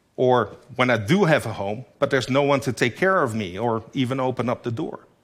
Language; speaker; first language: English; non-native, fluent; Dutch